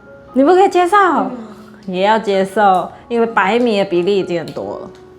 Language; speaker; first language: Chinese; native; Chinese